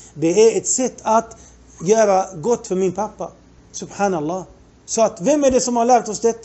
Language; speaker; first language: Swedish; non-native, fluent; Arabic